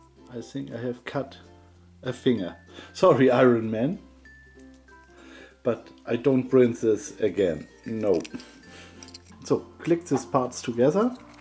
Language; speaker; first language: English; non-native, learner; German